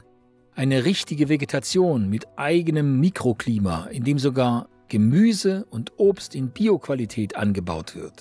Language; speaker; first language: German; native; German